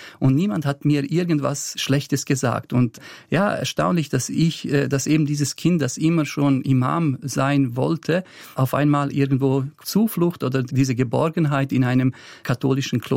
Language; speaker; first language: German; early bilingual, other home language; Bosnian